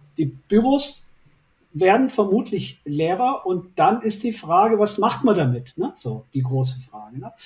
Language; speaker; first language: German; early bilingual, other home language; Turkish